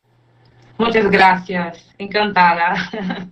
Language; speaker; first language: Spanish; non-native, fluent; Portuguese